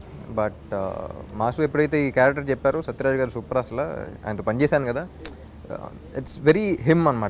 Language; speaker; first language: Telugu; native; Telugu